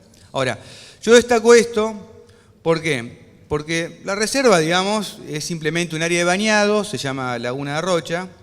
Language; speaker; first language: Spanish; native; Spanish